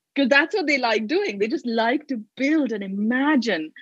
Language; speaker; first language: English; non-native, local second language; Hindi